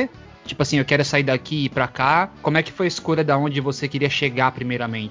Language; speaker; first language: Portuguese; native; Portuguese